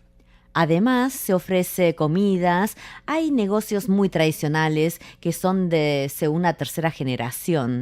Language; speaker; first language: Spanish; non-native, fluent; Chinese